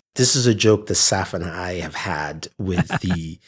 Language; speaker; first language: English; non-native, local second language; Yoruba